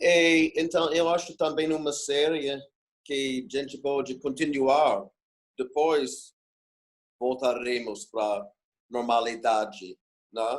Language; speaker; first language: Portuguese; non-native, fluent; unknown